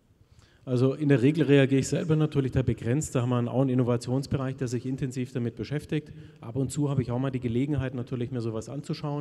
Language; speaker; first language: German; native; German